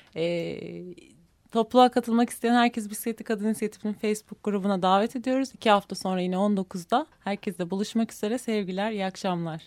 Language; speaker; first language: Turkish; native; Turkish